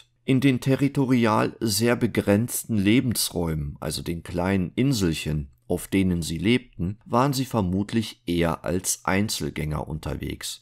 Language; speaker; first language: German; native; German